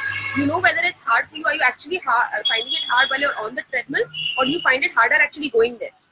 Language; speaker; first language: English; non-native, local second language; Hindi